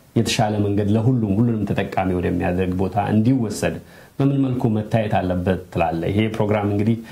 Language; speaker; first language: Amharic; native; Amharic